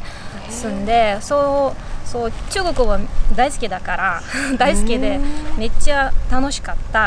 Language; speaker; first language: Japanese; non-native, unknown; Bashkir